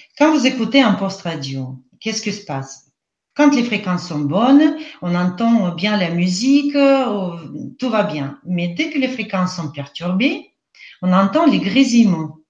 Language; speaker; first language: French; non-native, fluent; Russian